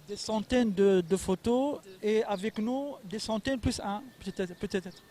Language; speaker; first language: French; non-native, local second language; Arabic